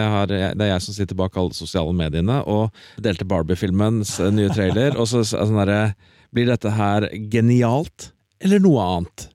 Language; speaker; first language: Norwegian; native; Norwegian